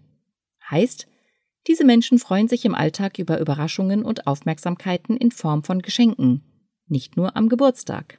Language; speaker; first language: German; native; German